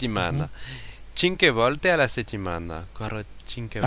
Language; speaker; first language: Italian; non-native, learner; French